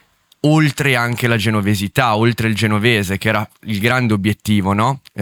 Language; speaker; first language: Italian; native; Italian